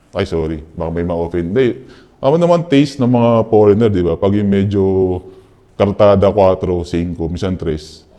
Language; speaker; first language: Filipino; native; Filipino